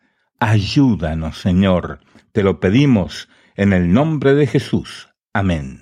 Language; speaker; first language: Spanish; native; Spanish